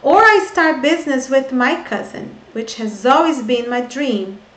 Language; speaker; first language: English; non-native, fluent; Portuguese